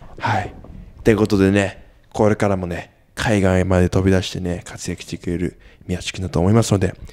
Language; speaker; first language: Japanese; native; Japanese